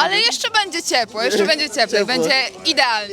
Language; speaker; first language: Polish; native; Polish